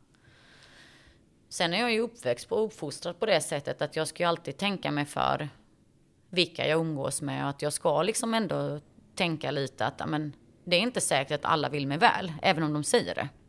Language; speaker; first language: Swedish; early bilingual, other home language; Bosnian